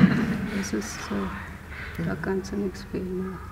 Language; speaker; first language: German; non-native, learner; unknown